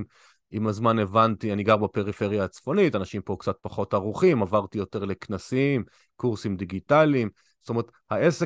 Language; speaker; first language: Hebrew; native; Hebrew